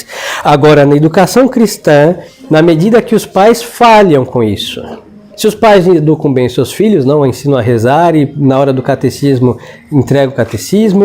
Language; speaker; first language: Portuguese; non-native, fluent; Spanish